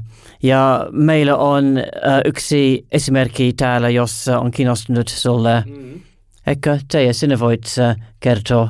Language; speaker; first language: Finnish; non-native, learner; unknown